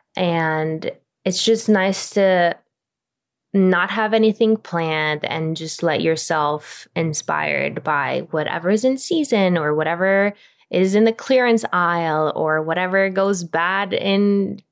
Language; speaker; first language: English; non-native, fluent; Romanian